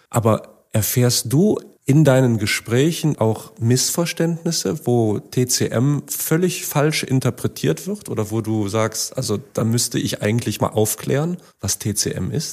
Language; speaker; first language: German; native; German